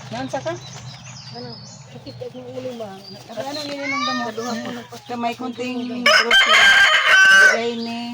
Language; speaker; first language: Filipino; non-native, local second language; Cebuano